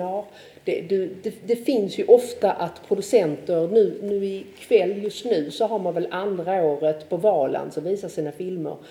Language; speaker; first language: Swedish; native; Swedish